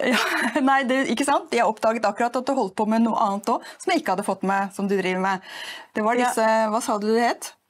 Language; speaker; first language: Norwegian; native; Norwegian